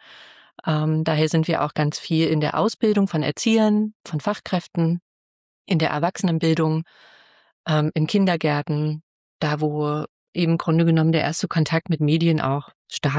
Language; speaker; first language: German; native; German